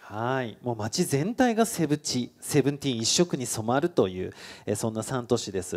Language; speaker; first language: Japanese; native; Japanese